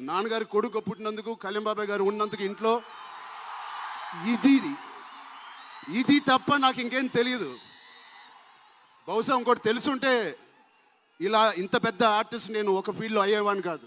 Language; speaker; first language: Telugu; native; Telugu